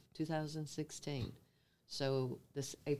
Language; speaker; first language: English; native; English